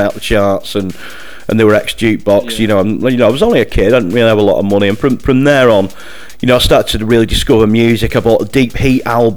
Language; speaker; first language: English; native; English